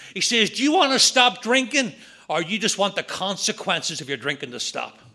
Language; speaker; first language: English; native; English